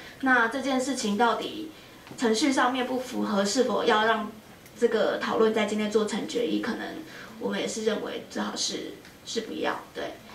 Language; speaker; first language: Chinese; native; Chinese